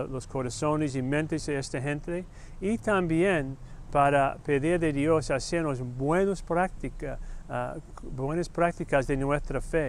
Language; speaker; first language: Spanish; non-native, fluent; English